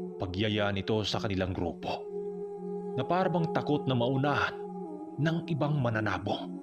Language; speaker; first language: Filipino; non-native, local second language; Cebuano